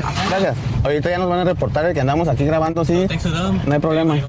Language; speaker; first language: Spanish; native; Spanish